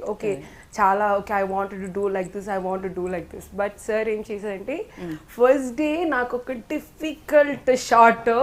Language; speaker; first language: Telugu; non-native, learner; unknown